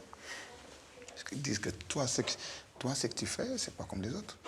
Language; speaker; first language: French; non-native, local second language; Fula